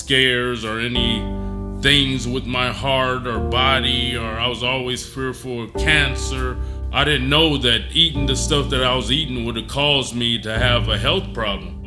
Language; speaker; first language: English; native; English